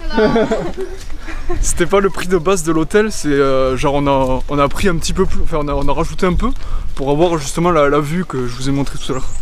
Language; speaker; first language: French; native; French